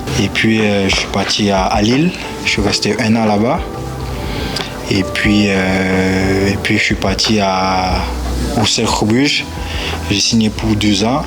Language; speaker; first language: French; non-native, local second language; Haitian Creole